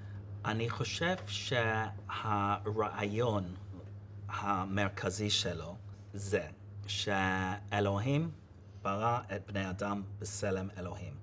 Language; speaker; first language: Hebrew; non-native, fluent; English